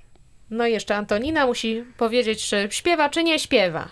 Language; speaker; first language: Polish; native; Polish